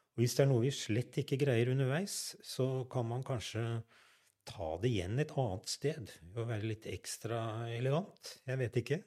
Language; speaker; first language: Norwegian; native; Norwegian